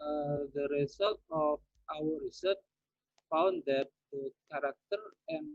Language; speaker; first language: English; non-native, learner; Indonesian